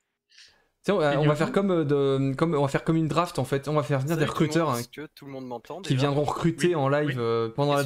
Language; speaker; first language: French; native; French